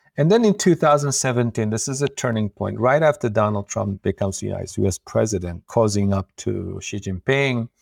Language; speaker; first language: English; non-native, fluent; Uyghur